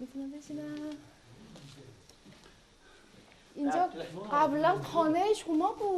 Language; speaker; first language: Persian; non-native, learner; Korean